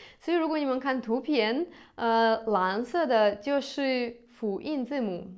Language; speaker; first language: Chinese; non-native, fluent; Russian